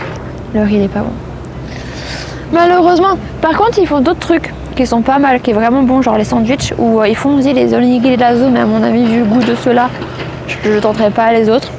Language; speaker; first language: French; native; French